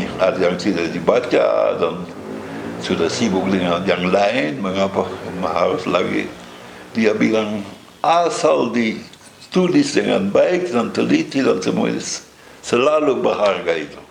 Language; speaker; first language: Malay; non-native, fluent; Dutch